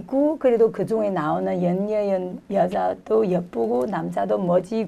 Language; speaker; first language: Korean; non-native, fluent; Chinese